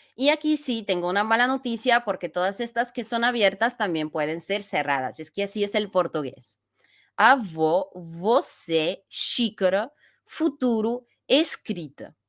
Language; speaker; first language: Spanish; non-native, fluent; Bulgarian